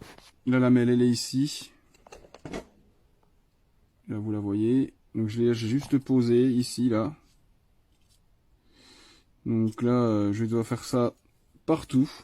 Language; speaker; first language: French; native; French